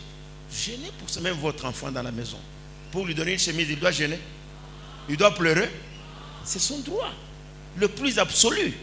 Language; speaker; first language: French; non-native, local second language; Lingala